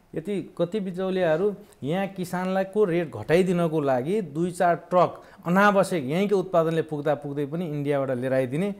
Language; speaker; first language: Nepali; native; Nepali